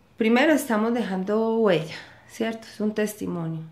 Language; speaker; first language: Spanish; native; Spanish